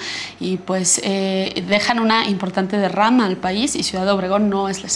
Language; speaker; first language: Spanish; native; Spanish